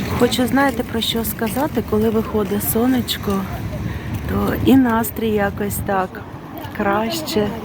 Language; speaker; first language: Ukrainian; native; Ukrainian